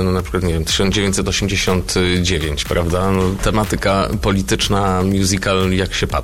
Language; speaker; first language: Polish; native; Polish